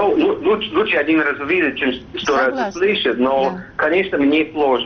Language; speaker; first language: Russian; non-native, fluent; English